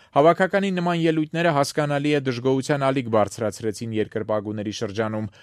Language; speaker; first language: Armenian; native; Armenian